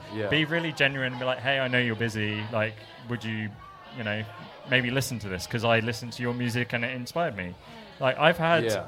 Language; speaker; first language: English; native; English